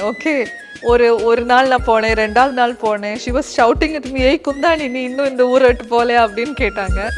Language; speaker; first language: Tamil; non-native, local second language; Malayalam